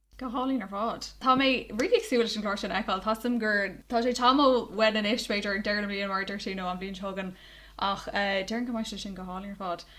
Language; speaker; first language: Irish; non-native, local second language; English